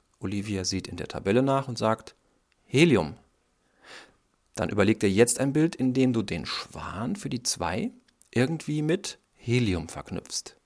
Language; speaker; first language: German; native; German